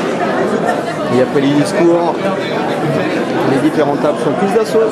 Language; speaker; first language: French; native; French